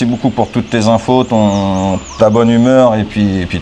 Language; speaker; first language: French; native; French